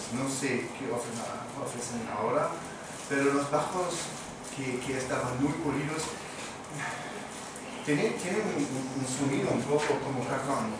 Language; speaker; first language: Spanish; non-native, fluent; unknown